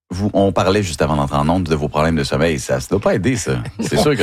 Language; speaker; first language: French; native; French